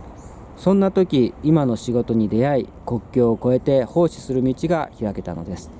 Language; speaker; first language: Japanese; non-native, fluent; Korean